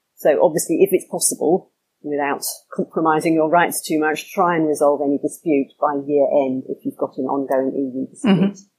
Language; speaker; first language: English; native; English